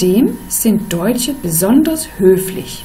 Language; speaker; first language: German; non-native, fluent; Danish